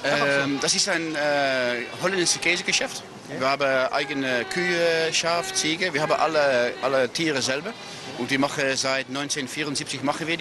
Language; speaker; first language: German; non-native, fluent; Dutch